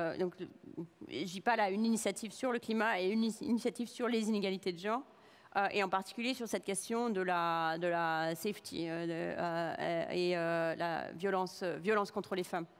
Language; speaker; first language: French; native; French